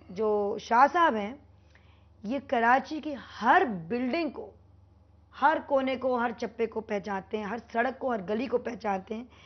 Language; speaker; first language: Urdu; native; Urdu